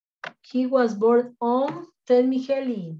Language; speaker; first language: English; non-native, learner; Spanish